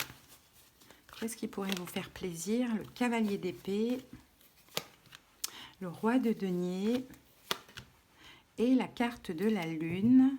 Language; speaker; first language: French; native; French